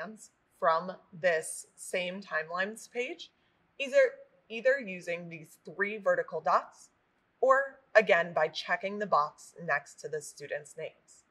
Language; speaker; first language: English; native; English